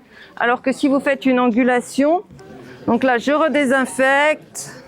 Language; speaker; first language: French; native; French